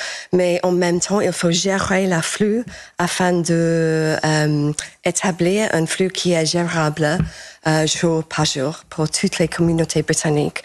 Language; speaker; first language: French; non-native, fluent; English